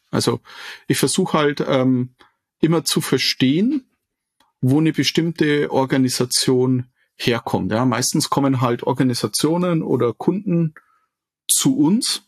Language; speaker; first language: German; native; German